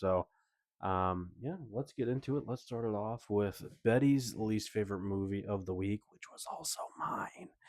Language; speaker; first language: English; native; English